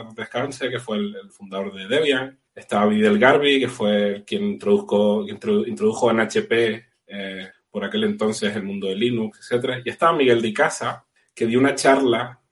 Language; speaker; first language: Spanish; native; Spanish